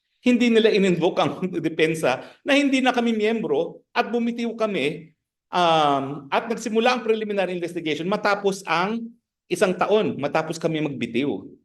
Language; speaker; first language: Filipino; native; Filipino